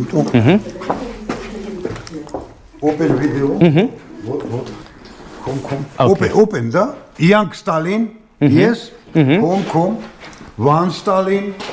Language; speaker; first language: English; non-native, learner; Georgian